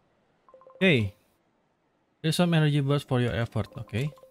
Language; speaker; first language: English; non-native, learner; Indonesian